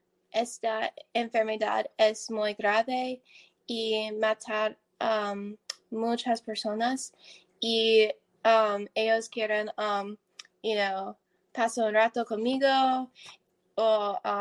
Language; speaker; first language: Spanish; non-native, learner; English